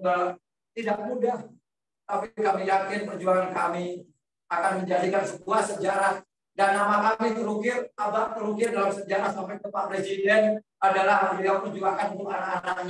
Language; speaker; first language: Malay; non-native, local second language; Javanese